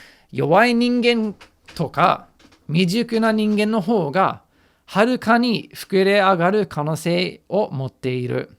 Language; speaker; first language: Japanese; non-native, fluent; English